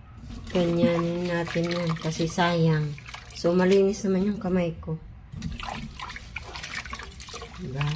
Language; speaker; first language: Filipino; native; Filipino